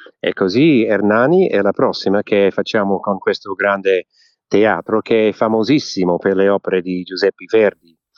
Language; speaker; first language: Italian; early bilingual, heritage; English